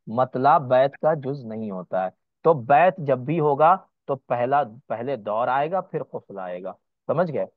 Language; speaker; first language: Hindi; native; Hindi